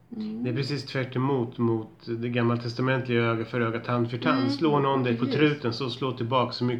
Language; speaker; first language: Swedish; native; Swedish